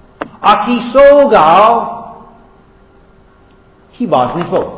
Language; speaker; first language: Hungarian; non-native, fluent; English